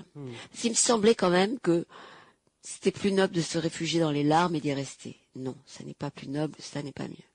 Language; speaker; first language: French; native; French